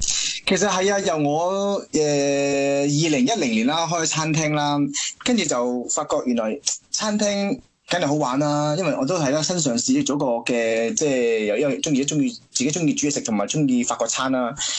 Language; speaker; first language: Cantonese; non-native, fluent; French